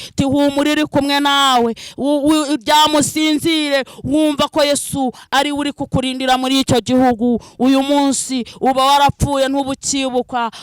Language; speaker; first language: Kinyarwanda; non-native, local second language; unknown